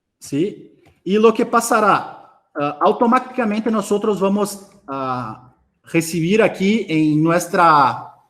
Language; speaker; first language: Spanish; non-native, fluent; Portuguese